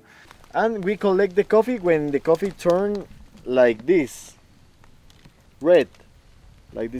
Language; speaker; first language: English; non-native, learner; Spanish